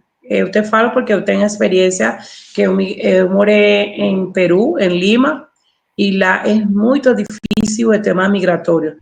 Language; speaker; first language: Portuguese; non-native, learner; Spanish